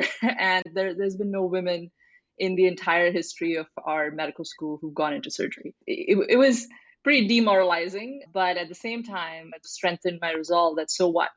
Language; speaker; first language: English; non-native, local second language; Hindi